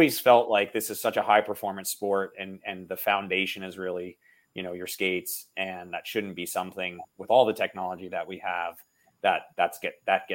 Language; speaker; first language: English; native; English